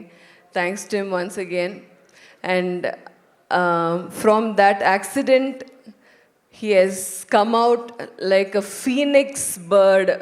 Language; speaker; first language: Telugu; non-native, learner; Tamil